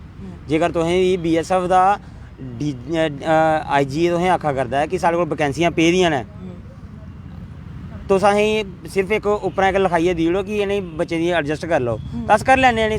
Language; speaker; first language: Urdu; non-native, local second language; Dogri